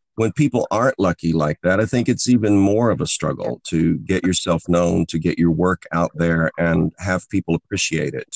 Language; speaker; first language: English; native; English